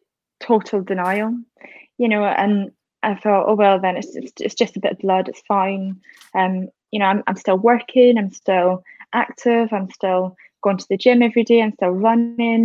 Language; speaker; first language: English; native; English